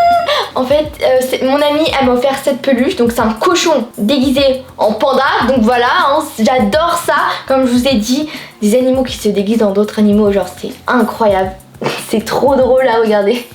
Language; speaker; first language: French; native; French